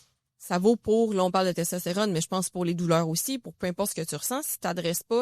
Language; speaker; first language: French; native; French